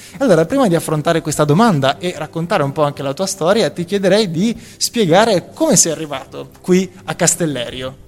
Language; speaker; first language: Italian; native; Italian